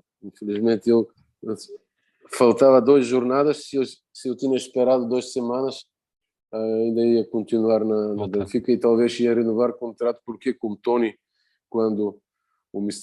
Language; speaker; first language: Portuguese; non-native, fluent; Bulgarian